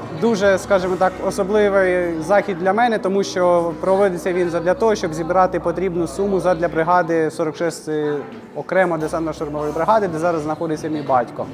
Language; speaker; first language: Ukrainian; native; Ukrainian